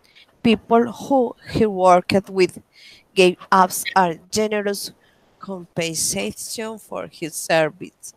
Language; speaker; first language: English; non-native, learner; Spanish